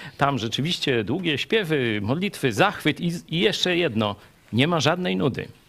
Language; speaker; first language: Polish; native; Polish